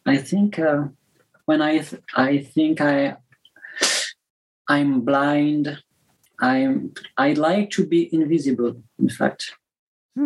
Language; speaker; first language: English; non-native, learner; French